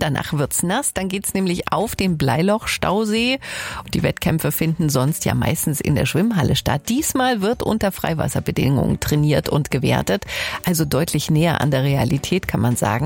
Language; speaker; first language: German; native; German